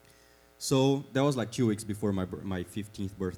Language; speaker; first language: English; non-native, fluent; Portuguese